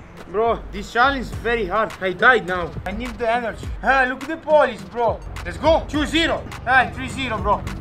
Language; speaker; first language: English; non-native, learner; Italian